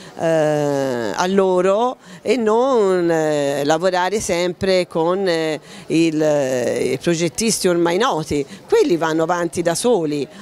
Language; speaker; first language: Italian; native; Italian